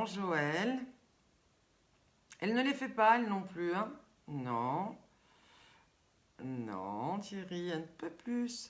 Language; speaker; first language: French; native; French